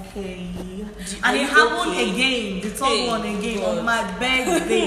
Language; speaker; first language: English; non-native, local second language; Igbo